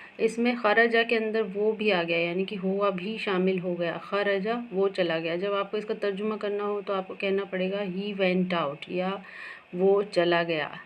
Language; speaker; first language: Hindi; native; Hindi